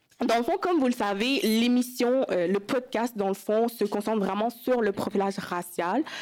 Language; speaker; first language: French; early bilingual, other home language; Wolof